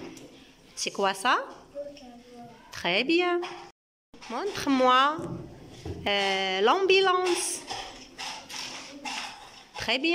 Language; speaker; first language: French; non-native, local second language; Arabic